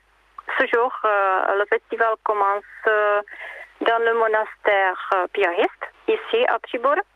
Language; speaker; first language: French; non-native, learner; Czech